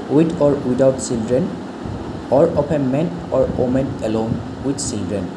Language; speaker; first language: English; non-native, local second language; Assamese